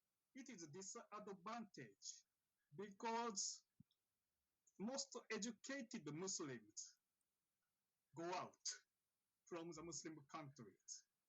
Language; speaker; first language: English; non-native, fluent; Japanese